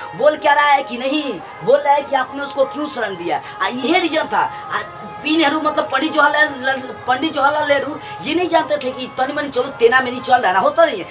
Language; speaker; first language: Hindi; native; Hindi